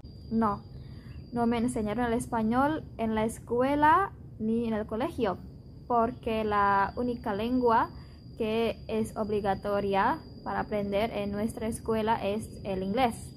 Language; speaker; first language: Spanish; non-native, fluent; Indonesian